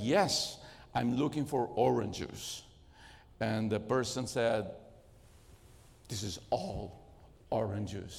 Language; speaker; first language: English; non-native, fluent; Portuguese